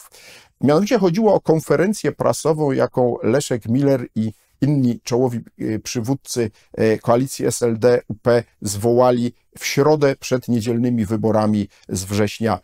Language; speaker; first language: Polish; native; Polish